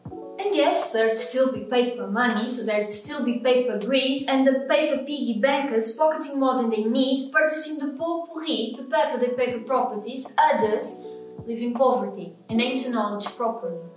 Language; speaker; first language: English; non-native, learner; Portuguese